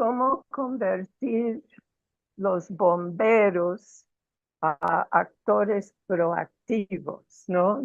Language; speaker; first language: Spanish; non-native, fluent; English